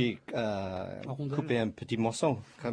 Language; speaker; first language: French; non-native, learner; Chinese